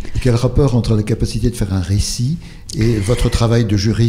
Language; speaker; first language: French; native; French